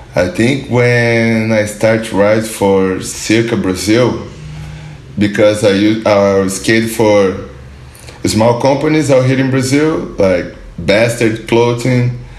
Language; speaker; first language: English; non-native, learner; Portuguese